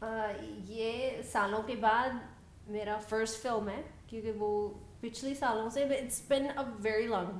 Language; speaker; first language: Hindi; non-native, fluent; English